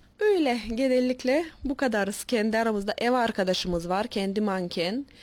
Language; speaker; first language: Turkish; native; Turkish